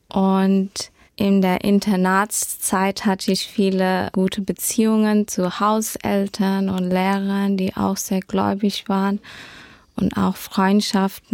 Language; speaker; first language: German; early bilingual, heritage; German